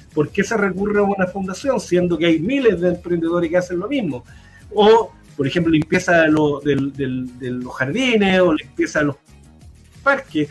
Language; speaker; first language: Spanish; native; Spanish